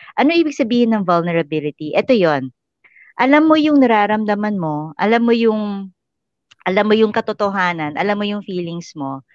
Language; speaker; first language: Filipino; native; Filipino